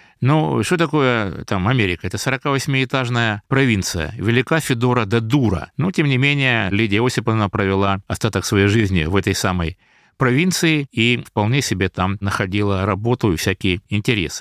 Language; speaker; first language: Russian; native; Russian